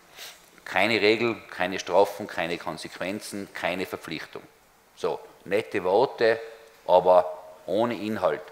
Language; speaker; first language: German; native; German